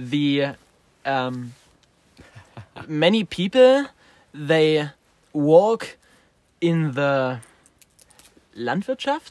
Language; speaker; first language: English; non-native, learner; German